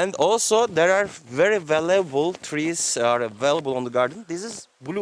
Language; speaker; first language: English; non-native, fluent; Turkish